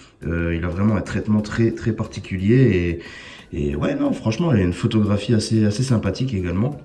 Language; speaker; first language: French; native; French